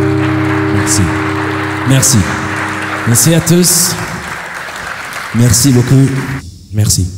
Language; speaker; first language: French; non-native, learner; Italian